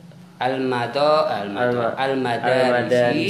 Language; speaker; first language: Arabic; non-native, learner; Indonesian